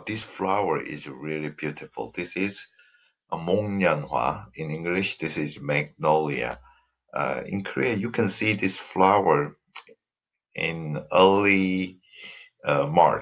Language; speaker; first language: English; non-native, fluent; Korean